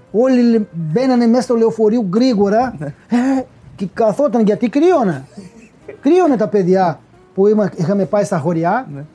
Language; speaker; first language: Greek; non-native, fluent; Portuguese